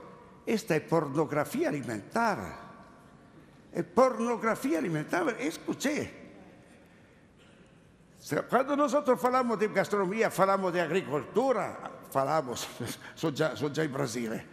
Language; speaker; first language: Spanish; non-native, learner; Italian